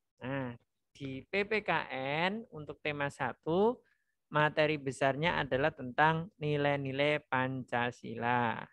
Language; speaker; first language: Indonesian; non-native, local second language; Javanese